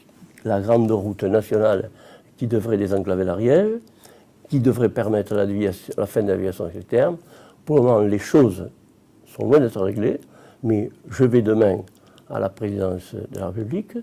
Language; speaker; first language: French; native; French